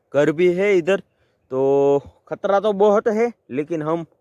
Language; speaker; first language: Hindi; non-native, local second language; Gujarati